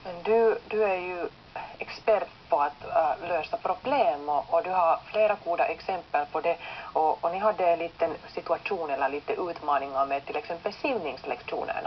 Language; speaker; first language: Swedish; non-native, local second language; Finnish